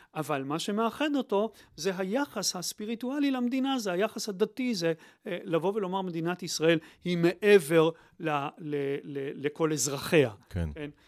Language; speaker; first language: Hebrew; native; Hebrew